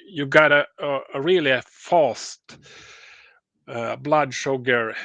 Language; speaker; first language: English; non-native, learner; Swedish